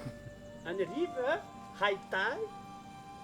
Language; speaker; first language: English; non-native, learner; French